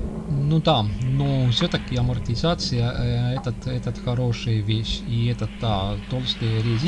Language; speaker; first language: Russian; non-native, local second language; Estonian